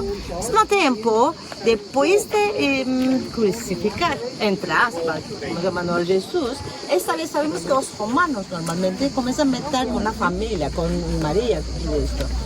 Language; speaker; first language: Portuguese; non-native, fluent; Turkish